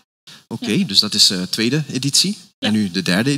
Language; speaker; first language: Dutch; native; Dutch